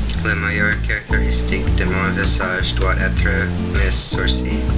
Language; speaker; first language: French; non-native, learner; English